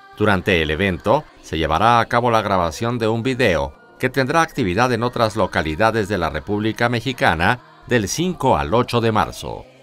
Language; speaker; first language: Spanish; native; Spanish